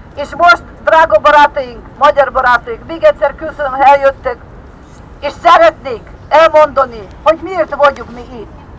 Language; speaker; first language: Hungarian; non-native, fluent; Ukrainian